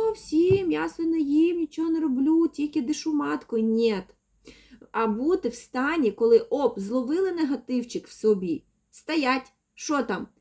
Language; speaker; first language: Ukrainian; non-native, local second language; Russian